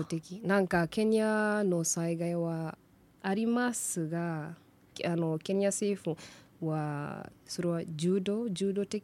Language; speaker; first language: Japanese; non-native, learner; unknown